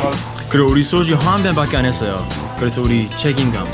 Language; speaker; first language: Korean; non-native, learner; English